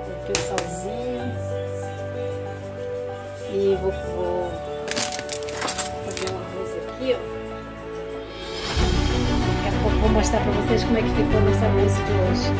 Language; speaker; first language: Portuguese; native; Portuguese